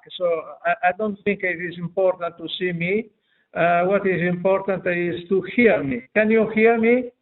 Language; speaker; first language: English; non-native, fluent; Italian